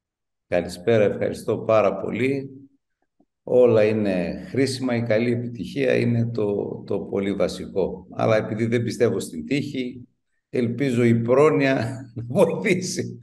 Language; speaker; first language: Greek; native; Greek